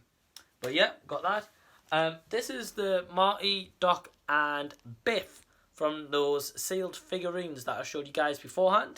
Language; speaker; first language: English; native; English